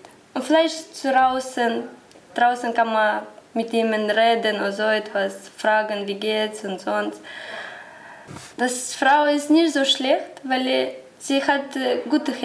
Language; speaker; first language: German; non-native, learner; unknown